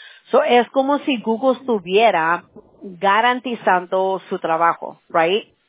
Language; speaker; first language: Spanish; early bilingual, heritage; Spanish